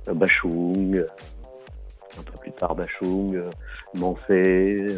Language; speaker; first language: French; native; French